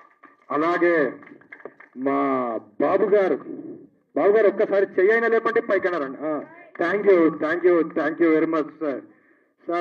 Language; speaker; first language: Telugu; native; Telugu